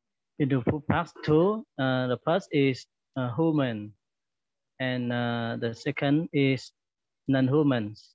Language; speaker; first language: English; non-native, learner; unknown